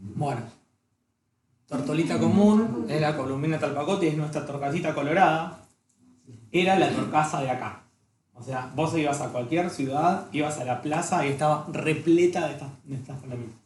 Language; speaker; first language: Spanish; native; Spanish